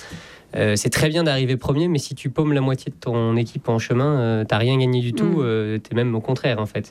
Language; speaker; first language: French; native; French